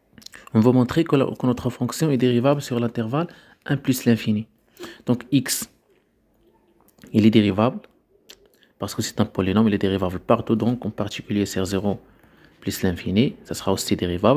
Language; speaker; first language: French; non-native, local second language; Arabic